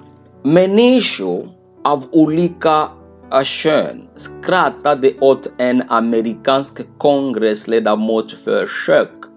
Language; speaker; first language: Swedish; non-native, fluent; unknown